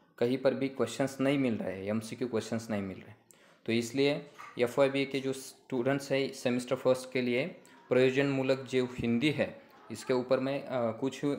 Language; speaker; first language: Hindi; non-native, local second language; Marathi